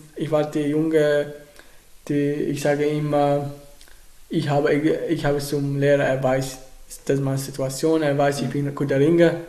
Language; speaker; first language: German; non-native, learner; Arabic